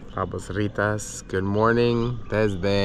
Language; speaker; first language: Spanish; early bilingual, heritage; English